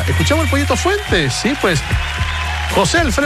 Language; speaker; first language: Spanish; native; Spanish